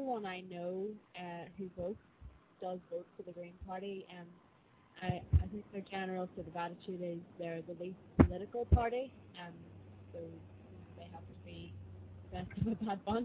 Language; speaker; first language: English; native; English